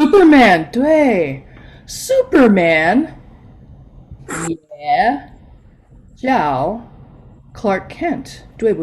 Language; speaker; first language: Chinese; non-native, fluent; English